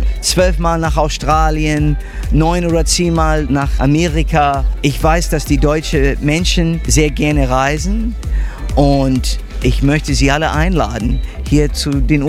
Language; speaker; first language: German; non-native, fluent; English